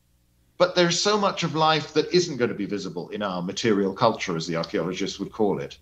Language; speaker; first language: English; native; English